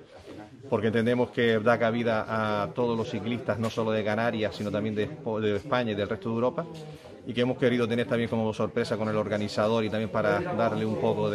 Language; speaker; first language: Spanish; native; Spanish